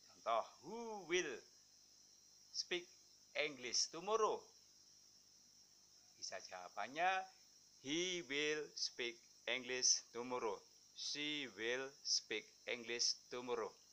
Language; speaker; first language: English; non-native, fluent; Indonesian